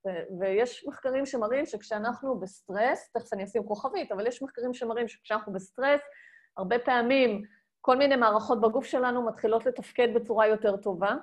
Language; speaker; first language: Hebrew; native; Hebrew